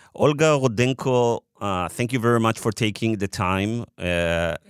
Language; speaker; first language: English; non-native, fluent; Hebrew